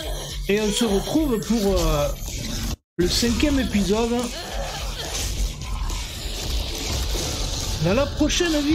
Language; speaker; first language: French; native; French